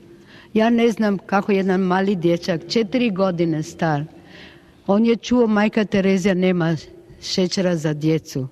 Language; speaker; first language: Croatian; non-native, local second language; Albanian